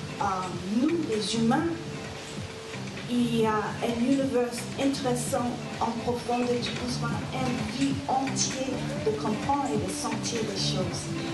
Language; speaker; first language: French; non-native, fluent; English